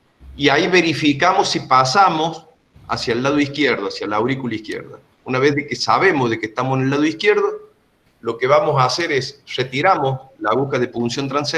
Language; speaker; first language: Spanish; native; Spanish